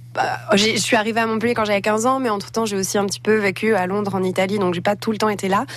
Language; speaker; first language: French; native; French